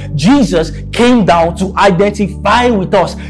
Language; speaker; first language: English; non-native, local second language; Yoruba